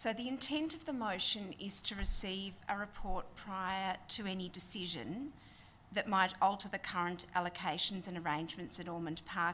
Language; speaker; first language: English; native; English